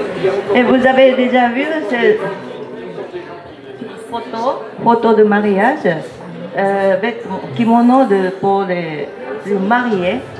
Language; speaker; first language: French; non-native, learner; Japanese